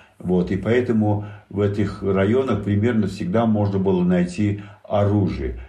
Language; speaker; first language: Russian; non-native, local second language; Tajik